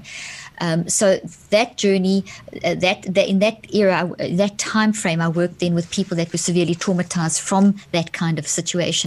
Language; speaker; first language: English; native; English